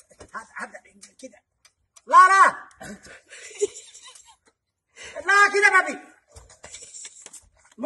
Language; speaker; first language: Arabic; non-native, learner; Hindi